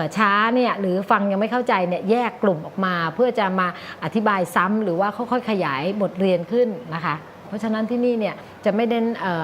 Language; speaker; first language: Thai; native; Thai